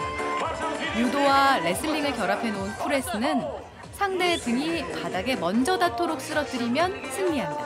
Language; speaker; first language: Korean; native; Korean